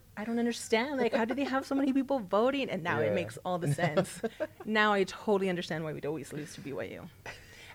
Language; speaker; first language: English; early bilingual, other home language; Spanish